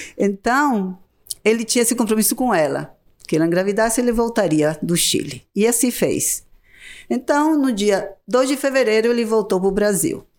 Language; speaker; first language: Portuguese; non-native, fluent; Spanish